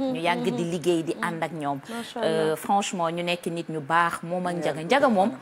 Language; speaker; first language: Wolof; native; Wolof